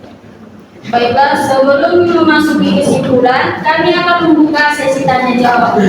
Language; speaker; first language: Indonesian; native; Indonesian